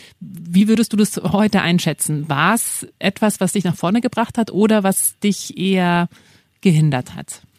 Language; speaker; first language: German; native; German